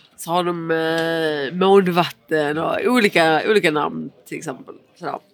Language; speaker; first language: Swedish; early bilingual, other home language; Portuguese